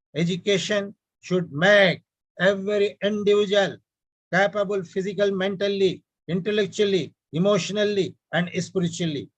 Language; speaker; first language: English; non-native, local second language; Urdu